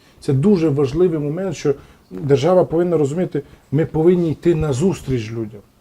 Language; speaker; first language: Ukrainian; non-native, local second language; Romany